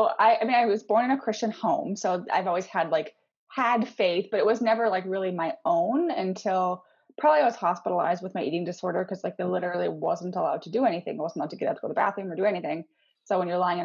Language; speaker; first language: English; native; English